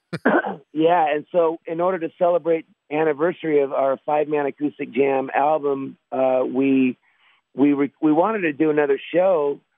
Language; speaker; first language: English; native; English